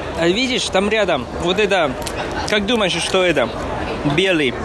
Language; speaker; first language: Russian; non-native, fluent; Chinese